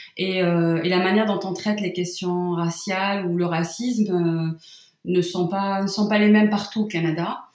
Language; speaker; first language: French; non-native, local second language; Arabic